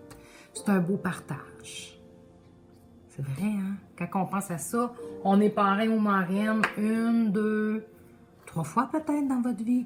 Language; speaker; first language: French; native; French